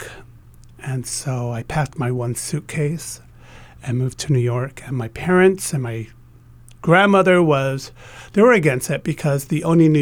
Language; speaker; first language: English; native; English